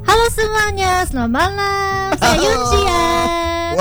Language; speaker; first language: Indonesian; non-native, learner; Korean